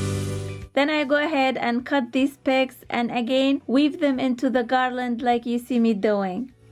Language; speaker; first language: English; non-native, fluent; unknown